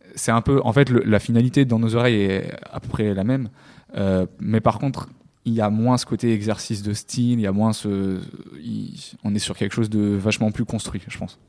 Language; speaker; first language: French; native; French